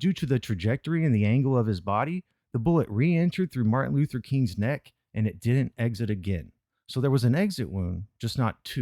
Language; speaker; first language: English; native; English